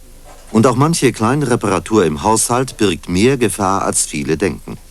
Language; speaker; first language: German; native; German